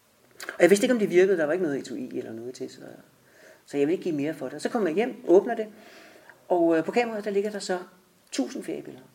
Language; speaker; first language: Danish; native; Danish